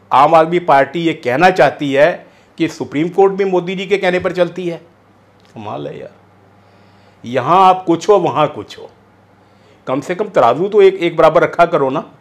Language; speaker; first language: Hindi; non-native, local second language; Punjabi